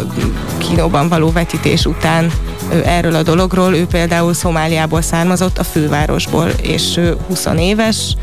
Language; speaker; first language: Hungarian; native; Hungarian